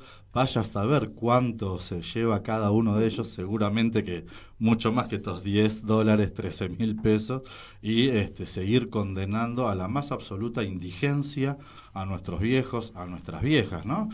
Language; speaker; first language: Spanish; native; Spanish